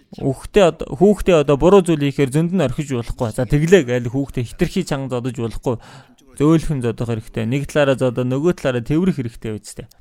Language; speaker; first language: Mongolian; non-native, fluent; Korean